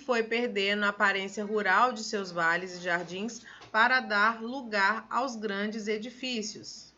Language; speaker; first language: Portuguese; native; Portuguese